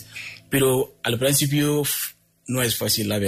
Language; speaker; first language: Spanish; non-native, fluent; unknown